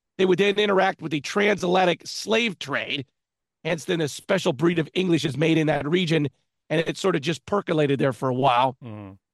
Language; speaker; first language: English; native; English